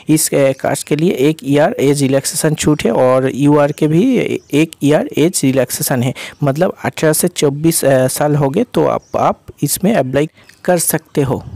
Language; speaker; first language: Hindi; non-native, local second language; Bangla